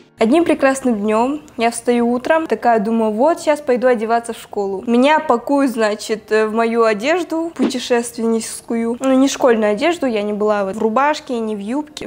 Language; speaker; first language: Russian; non-native, local second language; Tuvinian